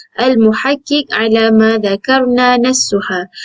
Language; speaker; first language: Arabic; non-native, learner; Malay